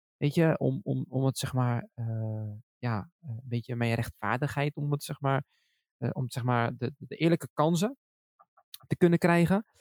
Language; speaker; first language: Dutch; early bilingual, other home language; Arabic